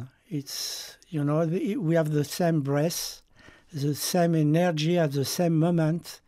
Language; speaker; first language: English; non-native, fluent; French